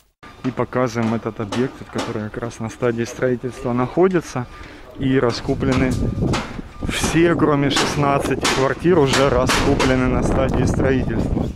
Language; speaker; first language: Russian; native; Russian